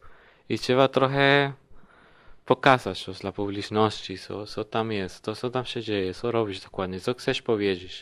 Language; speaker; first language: Polish; non-native, learner; Spanish